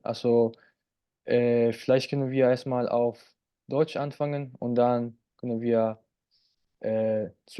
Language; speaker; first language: German; non-native, fluent; Spanish